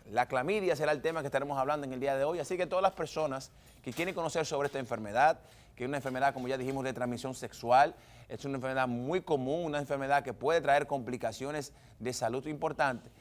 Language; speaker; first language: Spanish; native; Spanish